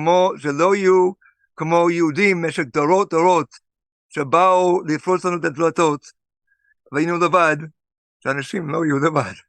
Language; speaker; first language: Hebrew; non-native, fluent; English